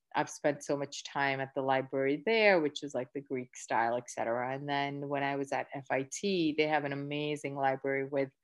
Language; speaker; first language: English; early bilingual, other home language; Gujarati